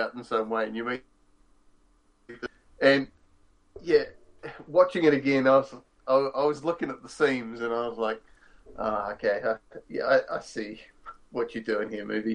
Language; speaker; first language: English; native; English